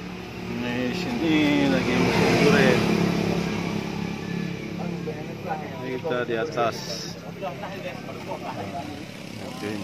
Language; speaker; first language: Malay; non-native, local second language; Achinese